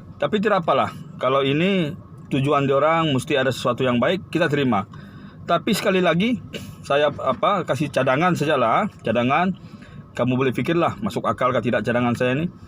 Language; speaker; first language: Malay; native; Malay